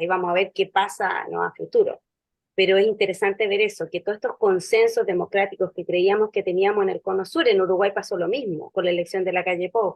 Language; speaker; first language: Spanish; native; Spanish